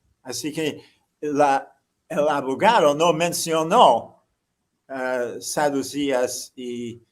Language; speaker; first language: Spanish; non-native, fluent; English